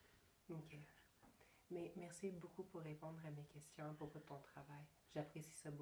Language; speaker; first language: French; native; French